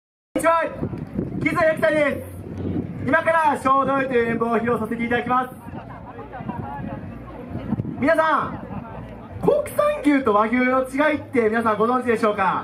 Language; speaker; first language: Japanese; native; Japanese